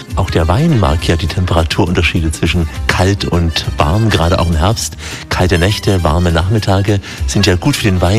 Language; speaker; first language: German; native; German